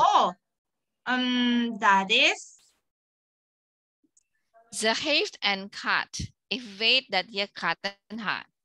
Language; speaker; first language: Dutch; non-native, learner; Indonesian